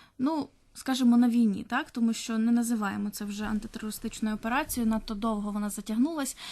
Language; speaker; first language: Ukrainian; native; Ukrainian